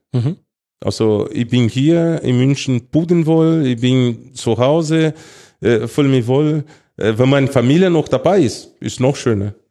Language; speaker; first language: German; non-native, fluent; Portuguese